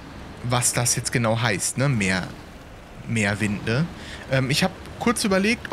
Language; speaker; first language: German; native; German